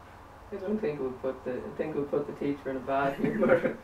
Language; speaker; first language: English; native; English